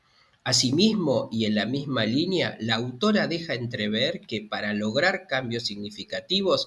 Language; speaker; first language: Spanish; native; Spanish